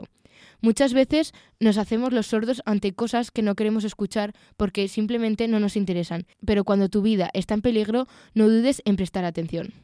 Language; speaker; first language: Spanish; native; Spanish